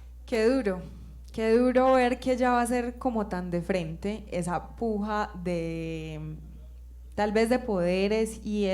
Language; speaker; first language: Spanish; native; Spanish